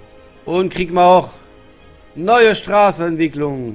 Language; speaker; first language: German; non-native, learner; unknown